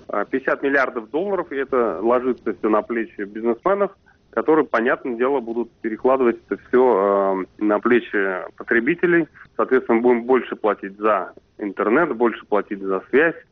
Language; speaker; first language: Russian; native; Russian